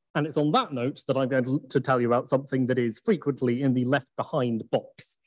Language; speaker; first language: English; native; English